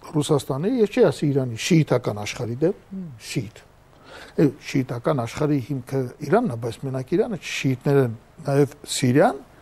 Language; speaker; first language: Armenian; native; Armenian